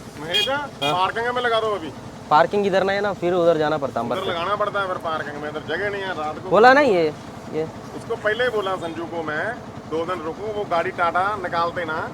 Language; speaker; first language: Hindi; non-native, local second language; Telugu